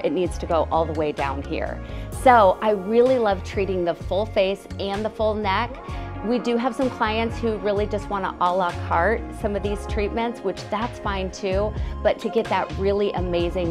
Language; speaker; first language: English; native; English